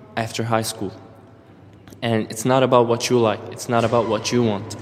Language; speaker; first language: English; non-native, fluent; Arabic